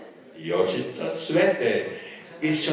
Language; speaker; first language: German; native; German